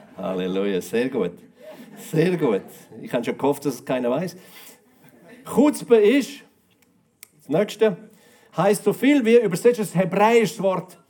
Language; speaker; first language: German; native; German